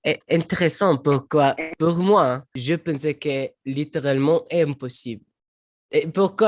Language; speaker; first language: French; non-native, learner; Arabic